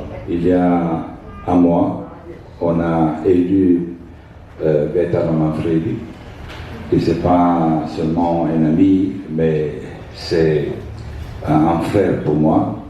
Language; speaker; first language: French; non-native, fluent; Italian